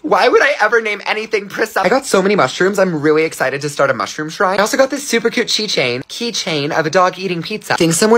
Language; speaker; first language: English; native; English